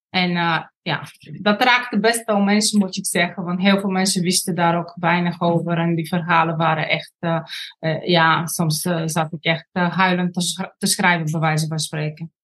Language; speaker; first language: Dutch; non-native, fluent; Bulgarian